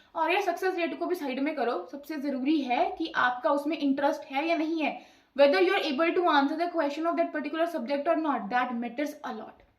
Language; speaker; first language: Hindi; non-native, local second language; Punjabi